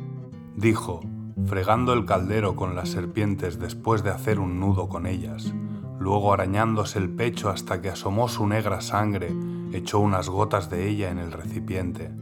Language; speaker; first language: Spanish; native; Spanish